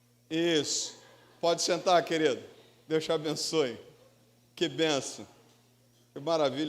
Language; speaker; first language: Portuguese; native; Portuguese